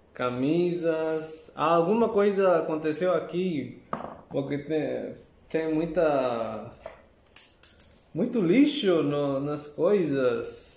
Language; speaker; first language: Portuguese; non-native, learner; Spanish